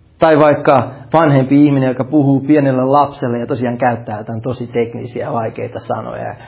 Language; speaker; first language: Finnish; early bilingual, heritage; Finnish